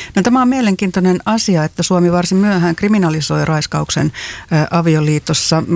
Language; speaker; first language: Finnish; native; Finnish